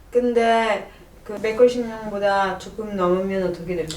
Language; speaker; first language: Korean; non-native, learner; French